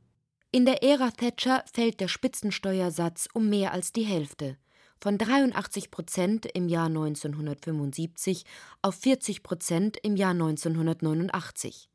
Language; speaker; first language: German; native; German